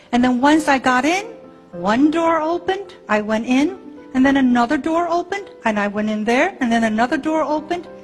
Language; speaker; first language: English; early bilingual, other home language; Chinese